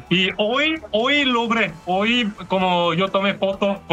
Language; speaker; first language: Spanish; non-native, learner; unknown